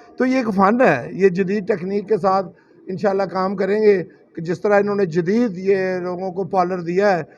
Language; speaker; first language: Urdu; non-native, local second language; Punjabi